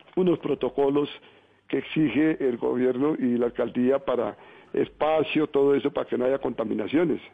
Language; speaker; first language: Spanish; native; Spanish